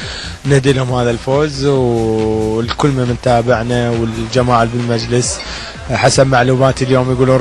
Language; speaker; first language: Arabic; native; Arabic